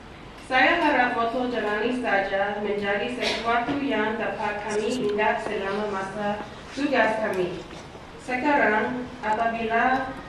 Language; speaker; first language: Indonesian; non-native, learner; English